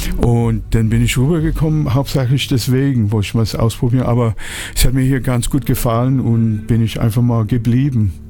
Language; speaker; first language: German; non-native, fluent; English